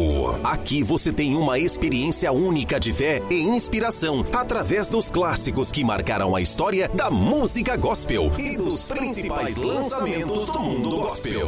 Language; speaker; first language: Portuguese; native; Portuguese